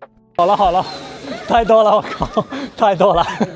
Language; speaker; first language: Chinese; non-native, fluent; Arabic